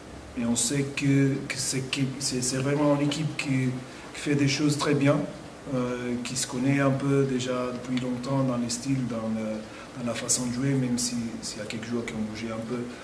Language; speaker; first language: French; non-native, fluent; Portuguese